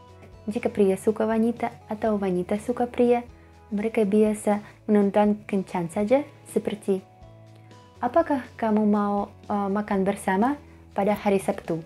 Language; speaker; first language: Indonesian; non-native, fluent; Russian